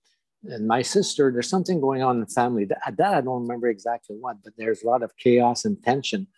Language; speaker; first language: English; non-native, fluent; French